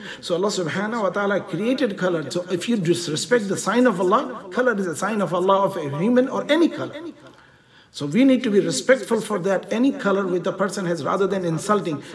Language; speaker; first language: English; non-native, local second language; Urdu